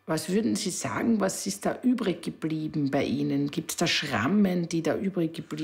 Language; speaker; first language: German; native; German